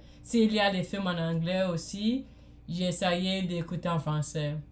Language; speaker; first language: French; non-native, learner; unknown